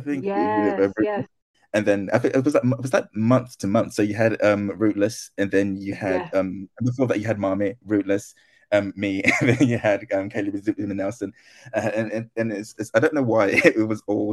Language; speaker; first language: English; non-native, local second language; Akan